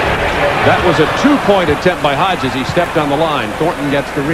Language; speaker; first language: English; native; English